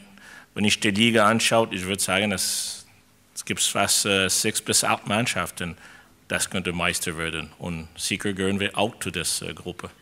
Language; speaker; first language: German; non-native, fluent; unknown